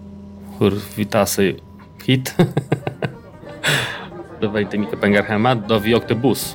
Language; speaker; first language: Swedish; non-native, learner; Polish